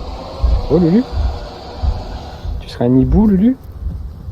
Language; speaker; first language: French; native; French